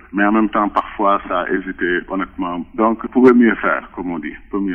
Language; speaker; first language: French; non-native, local second language; Wolof